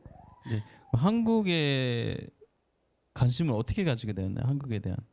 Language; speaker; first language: Korean; non-native, fluent; Bangla